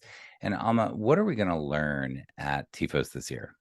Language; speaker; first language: English; native; English